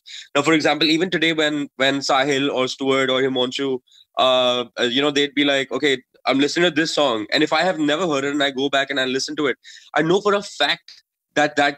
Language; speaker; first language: English; non-native, local second language; Hindi